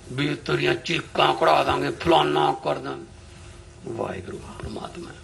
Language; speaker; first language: Punjabi; native; Punjabi